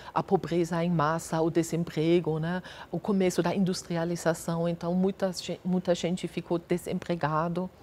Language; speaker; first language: Portuguese; non-native, fluent; German